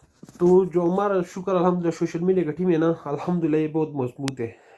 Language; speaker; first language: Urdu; non-native, local second language; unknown